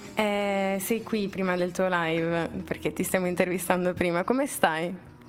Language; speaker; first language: Italian; native; Italian